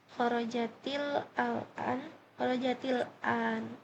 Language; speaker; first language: Arabic; non-native, learner; Indonesian